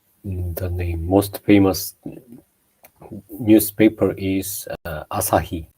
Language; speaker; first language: English; non-native, learner; Japanese